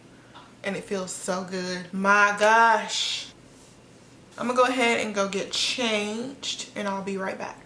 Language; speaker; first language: English; native; English